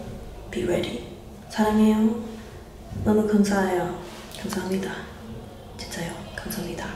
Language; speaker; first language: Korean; non-native, learner; English